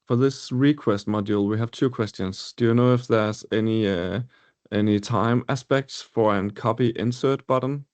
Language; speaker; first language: English; non-native, fluent; Danish